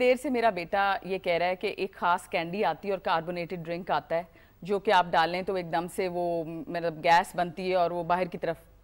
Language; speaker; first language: Hindi; native; Hindi